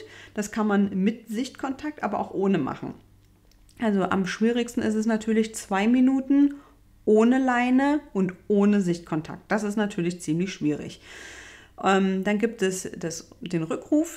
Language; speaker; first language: German; native; German